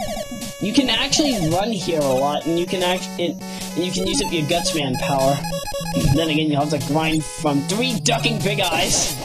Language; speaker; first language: English; native; English